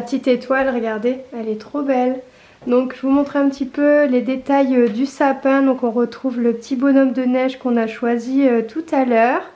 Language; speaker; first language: French; native; French